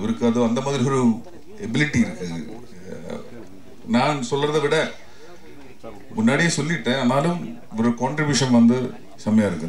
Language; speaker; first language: Tamil; non-native, learner; Malayalam